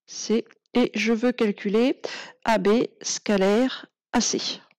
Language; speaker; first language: French; native; French